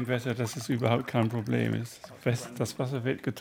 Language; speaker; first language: German; non-native, fluent; English